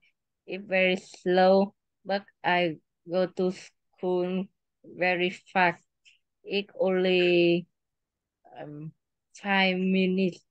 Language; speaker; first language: English; non-native, learner; Vietnamese